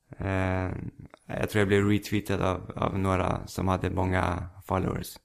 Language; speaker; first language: Swedish; early bilingual, other home language; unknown